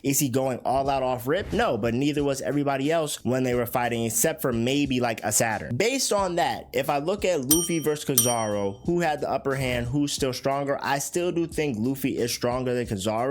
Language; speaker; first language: English; native; English